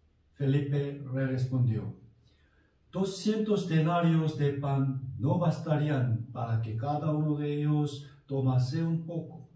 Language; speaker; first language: Spanish; non-native, fluent; Korean